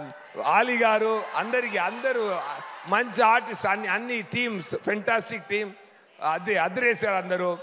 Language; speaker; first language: Telugu; non-native, local second language; Tamil